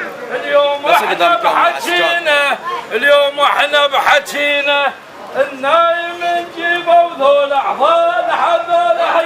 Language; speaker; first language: Arabic; native; Arabic